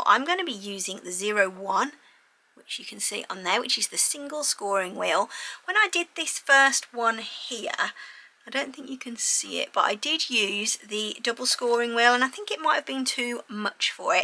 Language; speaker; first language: English; native; English